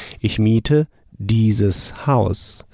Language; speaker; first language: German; non-native, fluent; English